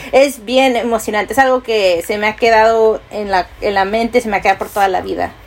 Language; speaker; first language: Spanish; native; Spanish